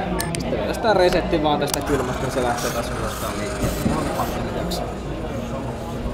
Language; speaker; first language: Finnish; native; Finnish